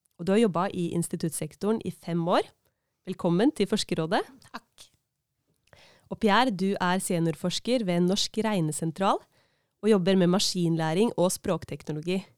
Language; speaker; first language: Norwegian; native; Norwegian